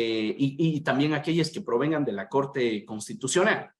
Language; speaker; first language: Spanish; native; Spanish